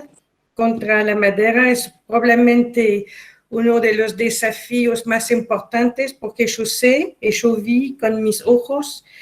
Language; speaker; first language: Spanish; non-native, fluent; French